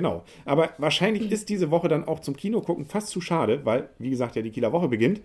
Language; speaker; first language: German; native; German